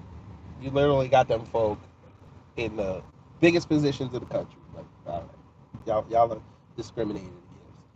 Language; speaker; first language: English; native; English